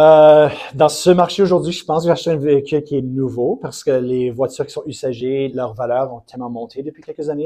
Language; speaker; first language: French; non-native, local second language; English